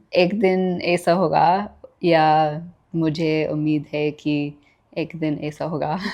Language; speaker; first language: Hindi; non-native, learner; English